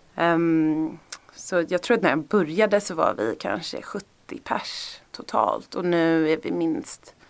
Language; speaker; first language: Swedish; native; Swedish